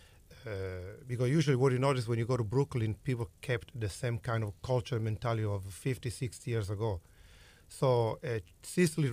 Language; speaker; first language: English; non-native, fluent; Italian